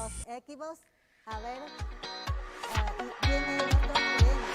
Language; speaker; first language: Spanish; non-native, learner; Chinese